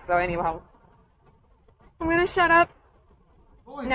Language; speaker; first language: English; native; English